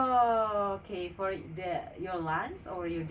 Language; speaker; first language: English; non-native, learner; Indonesian